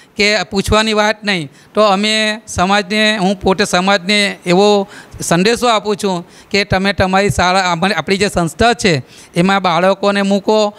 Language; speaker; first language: Gujarati; native; Gujarati